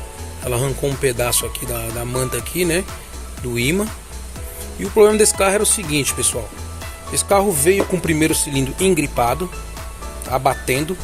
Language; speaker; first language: Portuguese; native; Portuguese